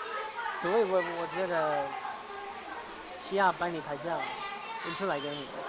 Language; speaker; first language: Chinese; non-native, learner; English